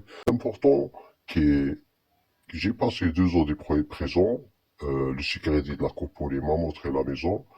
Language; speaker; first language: French; non-native, learner; Arabic